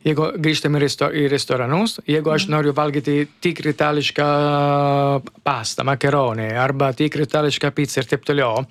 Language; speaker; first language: Lithuanian; non-native, learner; Italian